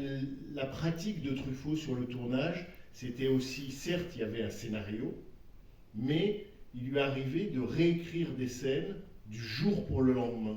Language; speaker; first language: French; native; French